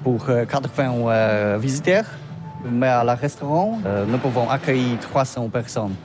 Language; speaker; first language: French; non-native, learner; Polish